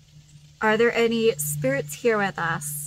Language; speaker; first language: English; native; English